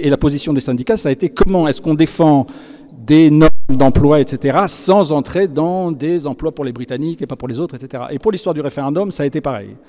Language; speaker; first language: French; native; French